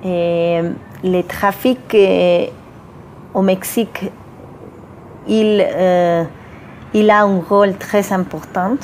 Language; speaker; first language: French; non-native, fluent; Spanish